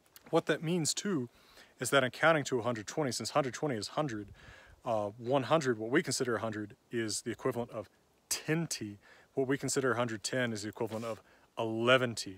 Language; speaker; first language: English; native; English